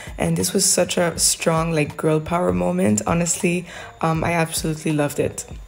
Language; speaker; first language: English; non-native, local second language; French